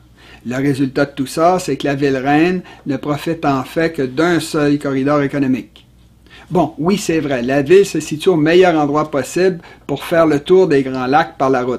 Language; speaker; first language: French; native; French